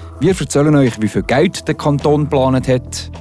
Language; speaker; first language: German; native; German